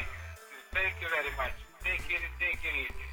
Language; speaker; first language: English; non-native, learner; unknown